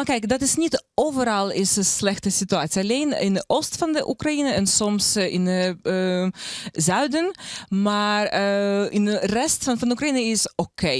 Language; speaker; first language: Dutch; non-native, learner; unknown